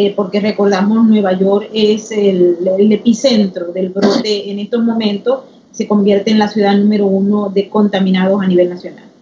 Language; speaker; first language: Spanish; native; Spanish